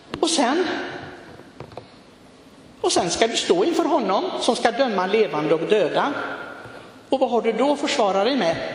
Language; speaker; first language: Swedish; non-native, fluent; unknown